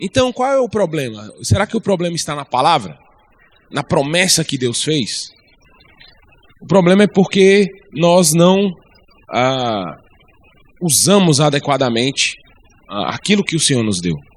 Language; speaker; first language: Portuguese; native; Portuguese